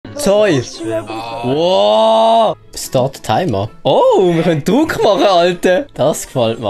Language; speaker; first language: German; native; German